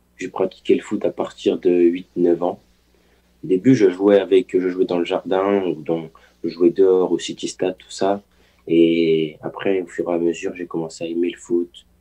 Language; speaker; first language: French; early bilingual, other home language; Haitian Creole